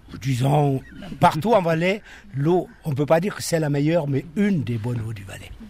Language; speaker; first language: French; native; French